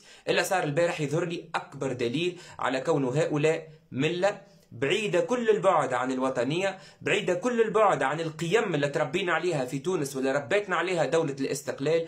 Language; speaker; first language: Arabic; native; Arabic